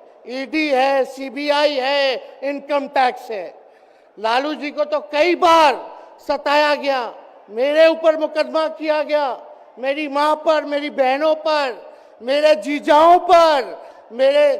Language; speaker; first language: Hindi; native; Hindi